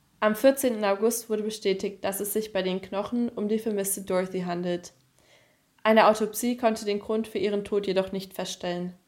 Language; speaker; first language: German; native; German